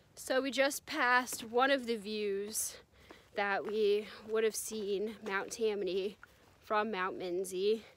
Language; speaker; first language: English; native; English